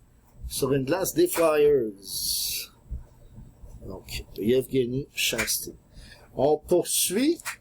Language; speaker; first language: French; native; French